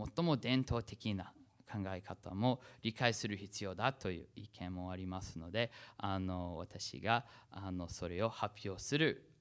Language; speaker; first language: Japanese; non-native, fluent; English